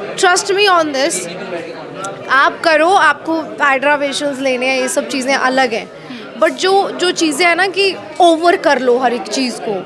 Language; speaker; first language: Hindi; native; Hindi